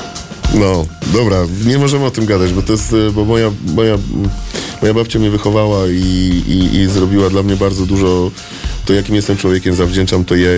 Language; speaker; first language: Polish; native; Polish